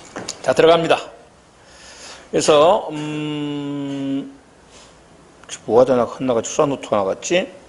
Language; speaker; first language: Korean; native; Korean